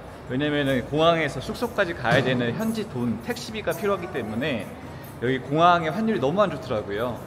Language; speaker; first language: Korean; native; Korean